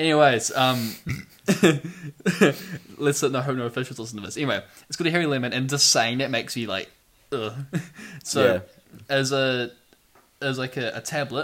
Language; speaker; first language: English; native; English